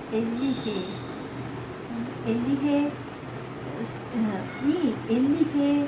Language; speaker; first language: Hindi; non-native, local second language; Malayalam